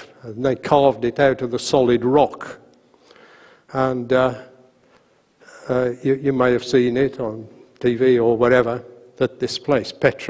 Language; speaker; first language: English; native; English